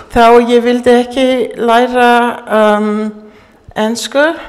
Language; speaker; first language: Icelandic; early bilingual, heritage; English